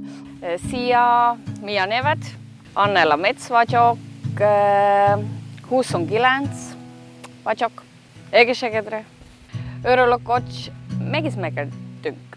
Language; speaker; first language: Hungarian; non-native, learner; Estonian